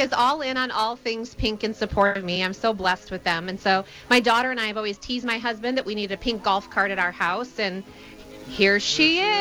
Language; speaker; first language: English; native; English